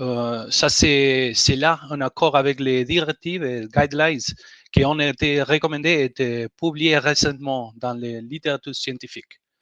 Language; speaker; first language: French; non-native, learner; Spanish